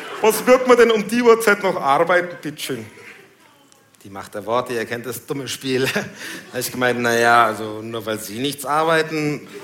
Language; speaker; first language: German; early bilingual, other home language; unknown